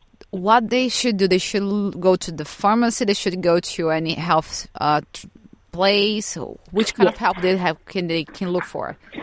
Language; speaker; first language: English; non-native, fluent; Portuguese